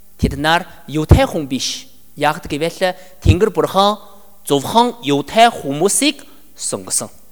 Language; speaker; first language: Mongolian; non-native, learner; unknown